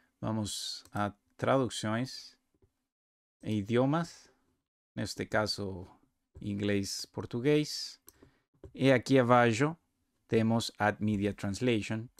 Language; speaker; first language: Portuguese; non-native, learner; Spanish